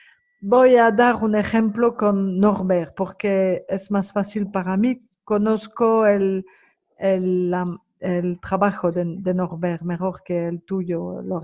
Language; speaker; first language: Spanish; non-native, fluent; French